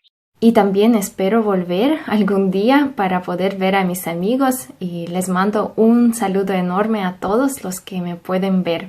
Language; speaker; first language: Spanish; non-native, fluent; Russian